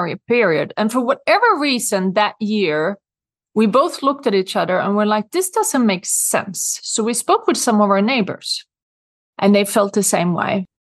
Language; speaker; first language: English; non-native, fluent; Swedish